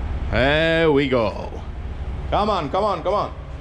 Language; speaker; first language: English; non-native, learner; Polish